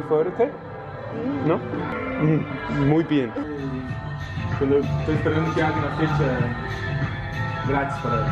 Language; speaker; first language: Spanish; non-native, learner; English